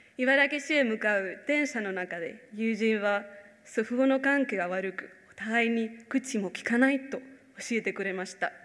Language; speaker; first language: Japanese; non-native, fluent; Spanish